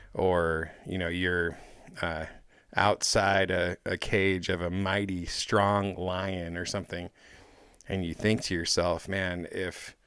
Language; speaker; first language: English; native; English